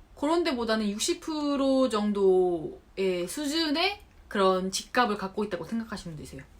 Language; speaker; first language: Korean; native; Korean